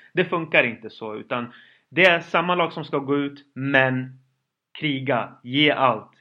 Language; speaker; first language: Swedish; early bilingual, other home language; Kurdish